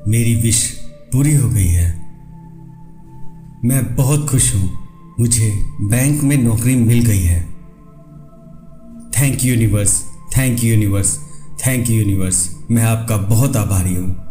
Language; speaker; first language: Hindi; native; Hindi